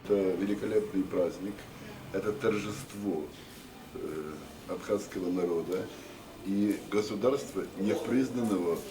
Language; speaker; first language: Russian; non-native, local second language; Ukrainian